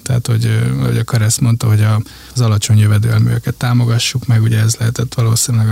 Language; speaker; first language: Hungarian; native; Hungarian